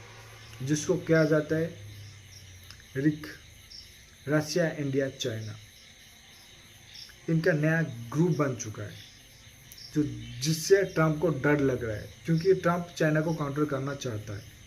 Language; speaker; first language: Hindi; non-native, local second language; Odia